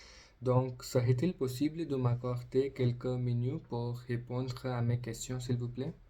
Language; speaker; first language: French; non-native, learner; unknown